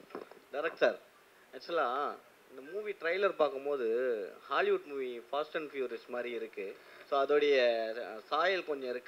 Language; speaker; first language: Tamil; native; Tamil